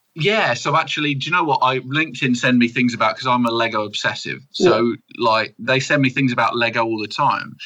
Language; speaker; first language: English; native; English